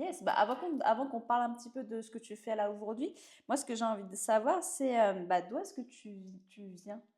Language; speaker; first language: French; native; French